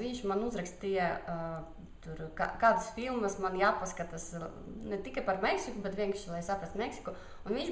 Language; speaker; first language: Latvian; non-native, local second language; Russian